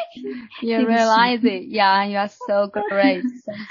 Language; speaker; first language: English; non-native, fluent; Chinese